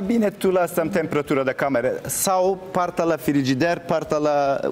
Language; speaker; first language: Romanian; non-native, learner; Turkish